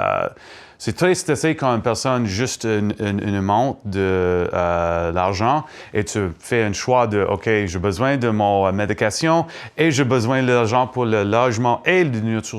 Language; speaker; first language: French; non-native, learner; English